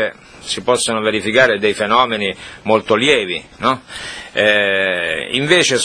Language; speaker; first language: Italian; native; Italian